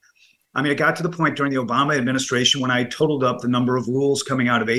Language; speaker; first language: English; native; English